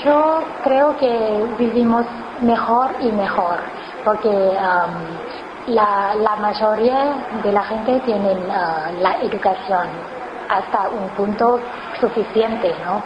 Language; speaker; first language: Spanish; non-native, learner; Thai